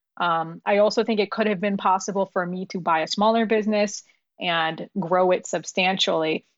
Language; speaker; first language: English; early bilingual, other home language; Urdu